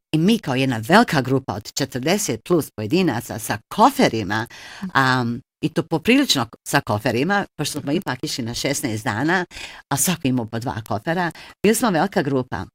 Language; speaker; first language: Bosnian; early bilingual, heritage; Bosnian